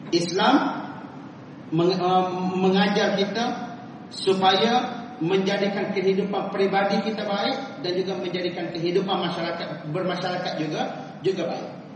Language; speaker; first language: Malay; native; Malay